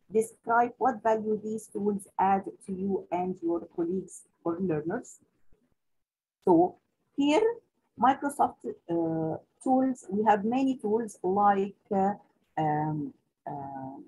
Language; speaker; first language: English; non-native, local second language; Arabic